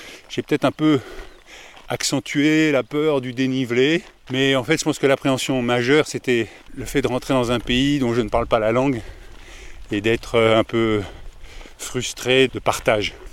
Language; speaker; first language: French; native; French